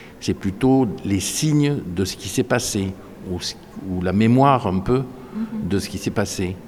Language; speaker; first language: French; native; French